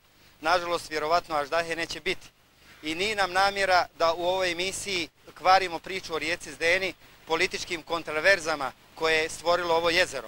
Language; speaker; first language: Bosnian; native; Bosnian